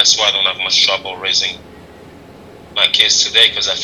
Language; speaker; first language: English; non-native, fluent; French